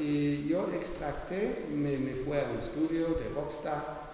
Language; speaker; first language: Spanish; non-native, learner; Dutch